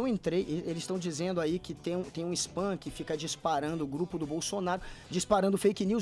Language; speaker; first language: Portuguese; native; Portuguese